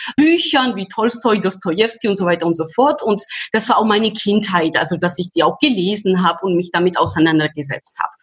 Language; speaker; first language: German; non-native, fluent; Georgian